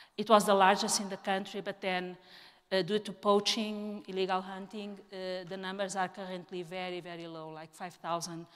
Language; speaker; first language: English; non-native, fluent; Portuguese